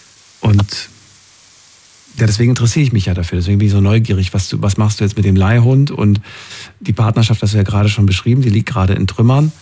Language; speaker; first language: German; native; German